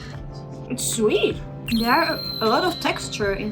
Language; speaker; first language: English; non-native, fluent; Czech